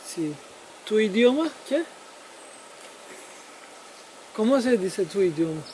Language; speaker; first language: Spanish; non-native, learner; Turkish